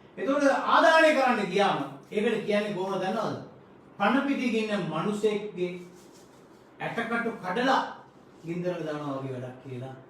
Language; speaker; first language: Sinhala; non-native, local second language; Tamil